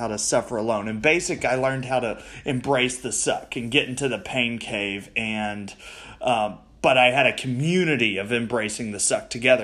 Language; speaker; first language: English; native; English